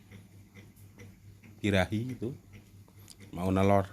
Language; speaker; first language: Indonesian; native; Indonesian